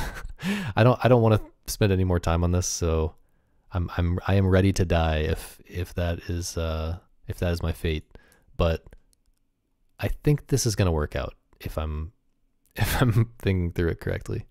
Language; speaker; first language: English; native; English